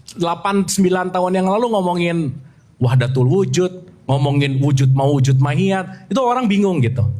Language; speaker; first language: Indonesian; native; Indonesian